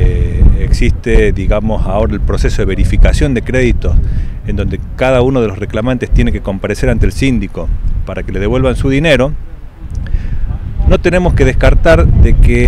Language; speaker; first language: Spanish; native; Spanish